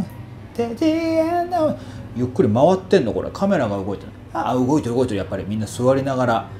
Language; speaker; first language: Japanese; native; Japanese